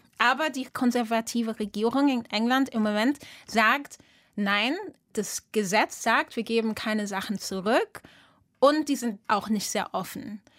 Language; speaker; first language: German; early bilingual, other home language; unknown